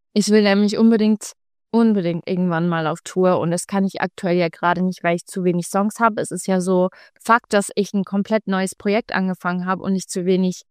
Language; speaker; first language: German; non-native, fluent; Swiss German